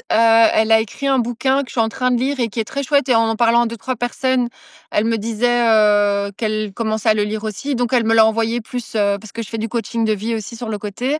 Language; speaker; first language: French; native; French